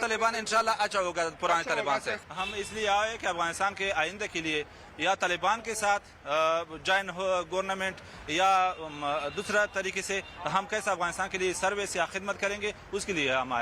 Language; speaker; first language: Hindi; non-native, learner; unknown